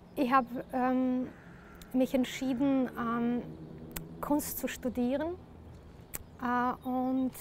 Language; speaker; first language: German; non-native, learner; Serbian